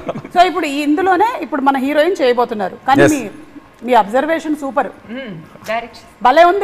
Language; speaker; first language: Telugu; native; Telugu